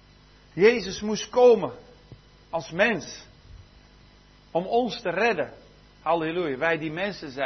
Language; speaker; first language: Dutch; native; Dutch